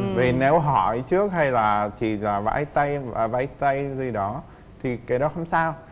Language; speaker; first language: Vietnamese; non-native, fluent; Czech